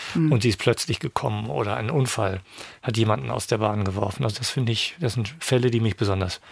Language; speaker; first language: German; native; German